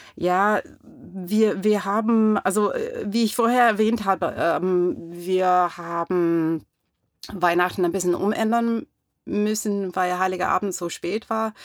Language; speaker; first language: German; non-native, fluent; English